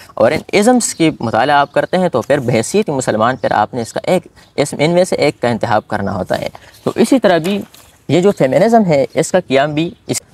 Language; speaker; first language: Urdu; non-native, local second language; Pashto